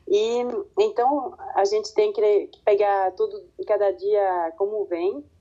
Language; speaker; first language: Portuguese; non-native, fluent; French